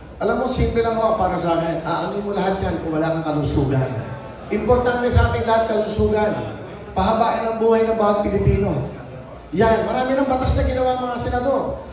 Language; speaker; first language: Filipino; native; Filipino